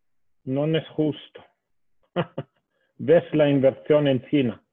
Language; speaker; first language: Spanish; non-native, fluent; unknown